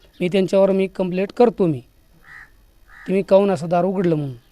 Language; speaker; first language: Marathi; non-native, local second language; Lambadi